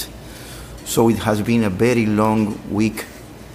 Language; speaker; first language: English; non-native, learner; Spanish